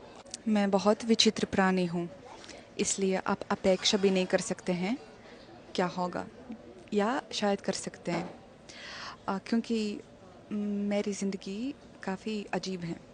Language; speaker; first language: Hindi; non-native, fluent; Russian